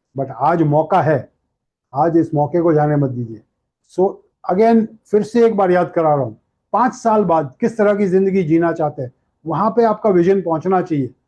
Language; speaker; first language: Hindi; non-native, local second language; Gujarati